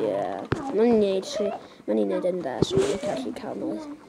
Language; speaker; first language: Welsh; native; Welsh